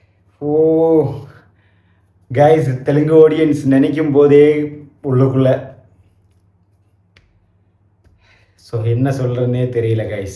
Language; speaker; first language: Tamil; non-native, local second language; Malayalam